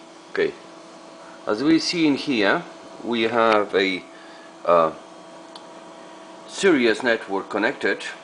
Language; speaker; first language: English; non-native, fluent; Polish